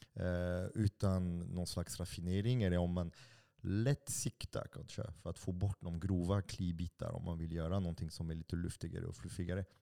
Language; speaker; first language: Swedish; non-native, fluent; French